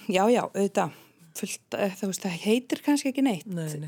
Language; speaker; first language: Icelandic; native; Icelandic